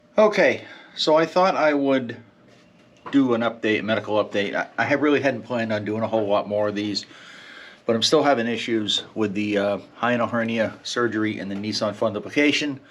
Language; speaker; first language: English; native; English